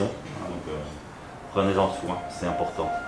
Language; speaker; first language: French; native; French